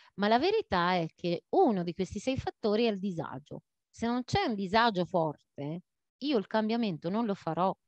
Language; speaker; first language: Italian; non-native, fluent; Maltese